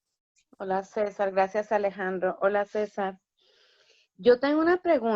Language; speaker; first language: Spanish; early bilingual, heritage; Spanish